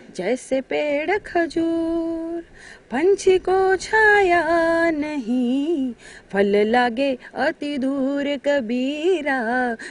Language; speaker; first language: Hindi; native; Hindi